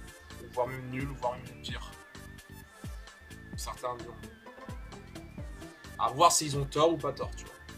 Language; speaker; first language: French; native; French